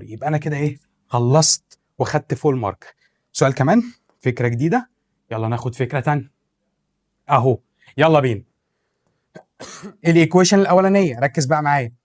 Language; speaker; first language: Arabic; native; Arabic